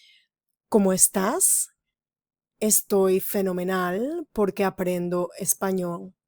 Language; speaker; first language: Spanish; non-native, fluent; English